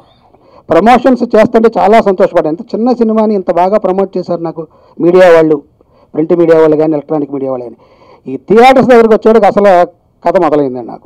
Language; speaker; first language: Telugu; native; Telugu